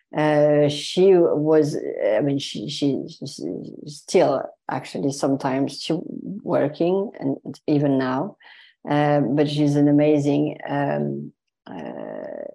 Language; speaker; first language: English; non-native, fluent; French